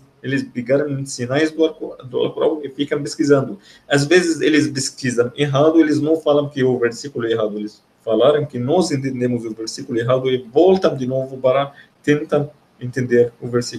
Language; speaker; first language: Portuguese; non-native, fluent; Arabic